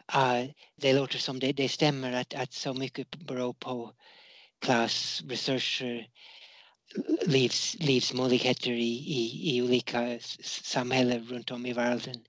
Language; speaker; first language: Swedish; non-native, fluent; English